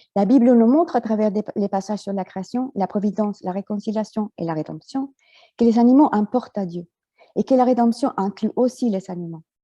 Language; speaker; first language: French; non-native, fluent; Spanish